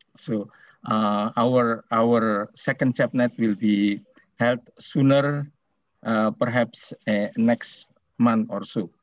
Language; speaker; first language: English; non-native, fluent; Indonesian